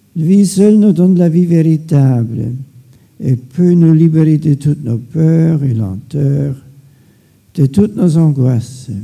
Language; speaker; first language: French; non-native, fluent; German